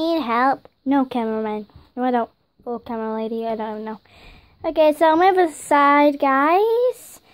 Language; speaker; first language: English; native; English